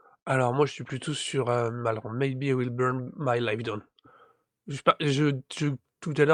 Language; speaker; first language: French; native; French